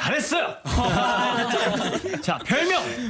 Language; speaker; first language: Korean; native; Korean